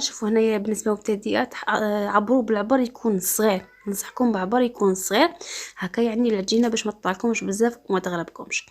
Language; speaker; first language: Arabic; native; Arabic